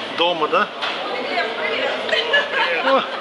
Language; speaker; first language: Russian; non-native, learner; English